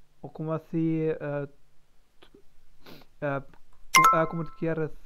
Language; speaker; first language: Spanish; non-native, learner; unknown